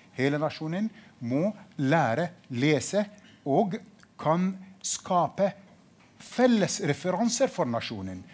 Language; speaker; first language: Norwegian; non-native, fluent; Arabic